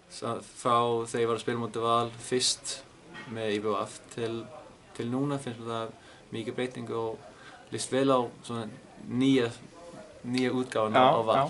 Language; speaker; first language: Icelandic; non-native, learner; Danish